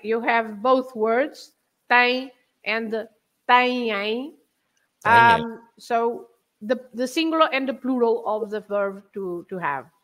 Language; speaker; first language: English; non-native, fluent; Portuguese